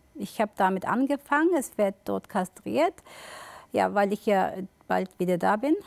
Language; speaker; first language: German; early bilingual, other home language; Turkish